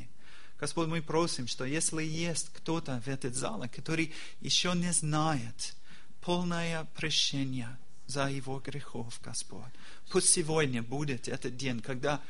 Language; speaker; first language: Russian; non-native, learner; English